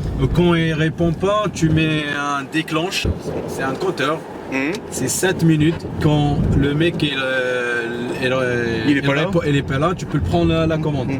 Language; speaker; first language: French; non-native, learner; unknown